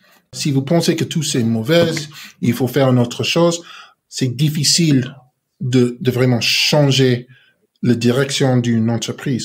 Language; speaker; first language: French; non-native, learner; English